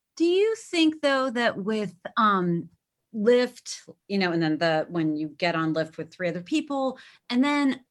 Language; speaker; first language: English; native; English